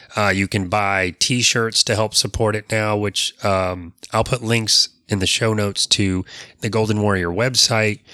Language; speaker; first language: English; native; English